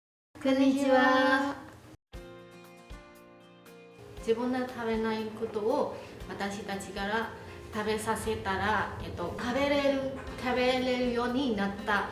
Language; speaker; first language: Japanese; non-native, learner; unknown